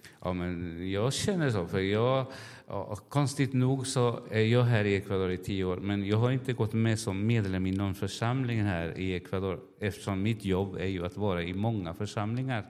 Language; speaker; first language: Swedish; non-native, fluent; Spanish